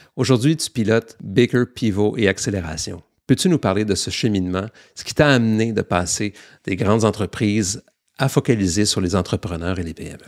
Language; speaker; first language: French; native; French